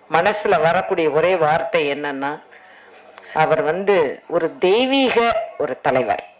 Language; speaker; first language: Tamil; native; Tamil